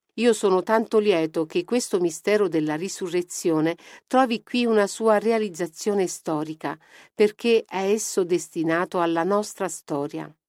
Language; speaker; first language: Italian; non-native, fluent; Polish